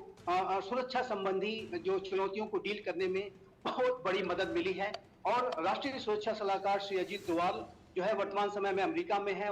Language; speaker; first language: Hindi; native; Hindi